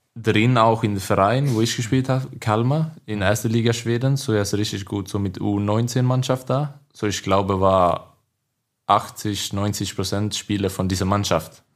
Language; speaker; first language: German; non-native, learner; Swedish